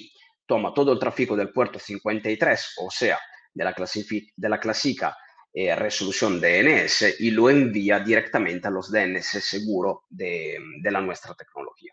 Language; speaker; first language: Spanish; non-native, fluent; Italian